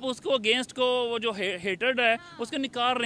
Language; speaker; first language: Hindi; native; Hindi